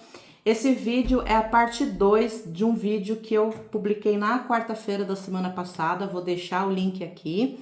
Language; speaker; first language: Portuguese; native; Portuguese